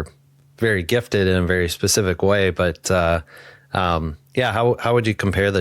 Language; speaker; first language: English; native; English